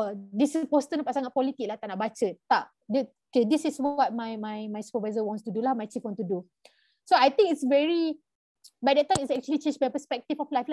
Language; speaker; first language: English; non-native, local second language; Malay